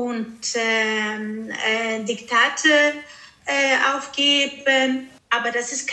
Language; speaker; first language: German; early bilingual, heritage; Greek